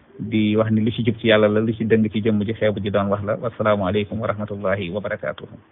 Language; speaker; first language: Wolof; non-native, local second language; Fula